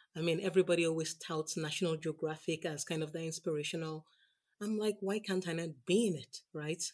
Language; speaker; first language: English; non-native, local second language; Yoruba